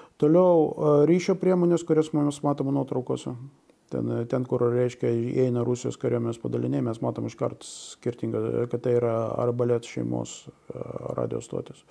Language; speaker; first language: Lithuanian; non-native, local second language; Russian